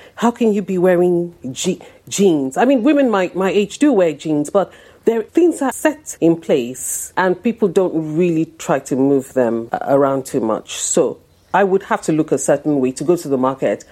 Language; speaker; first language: English; non-native, local second language; Yoruba